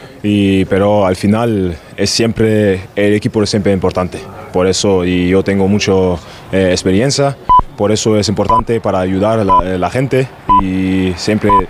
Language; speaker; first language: Spanish; non-native, learner; German